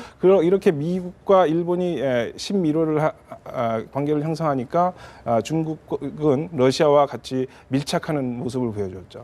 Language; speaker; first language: Korean; native; Korean